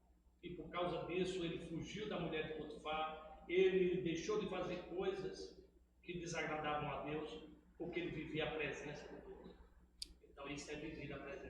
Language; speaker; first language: Portuguese; native; Portuguese